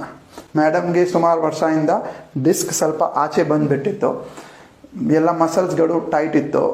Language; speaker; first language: Kannada; non-native, local second language; Gujarati